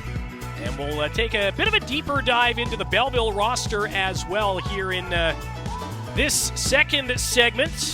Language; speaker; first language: English; native; English